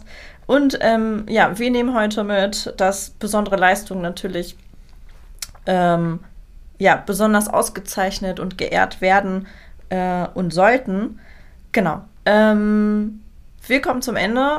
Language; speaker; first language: German; native; German